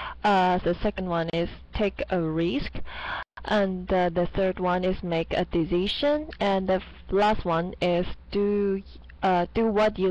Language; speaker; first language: English; non-native, fluent; Chinese